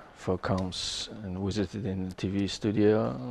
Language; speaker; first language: English; non-native, learner; Mongolian